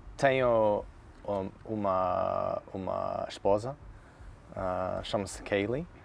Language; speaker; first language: Portuguese; non-native, learner; English